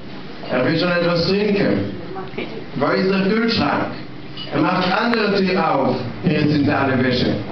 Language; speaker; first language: German; non-native, learner; Russian